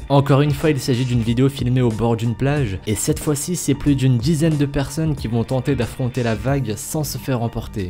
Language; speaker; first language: French; native; French